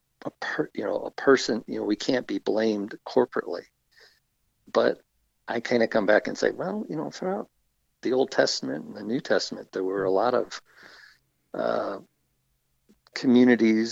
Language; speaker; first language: English; native; English